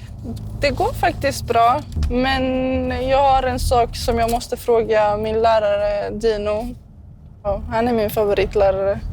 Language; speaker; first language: Swedish; early bilingual, other home language; Serbian